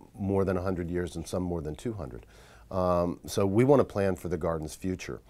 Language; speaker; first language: English; native; English